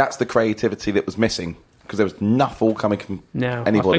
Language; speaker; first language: English; native; English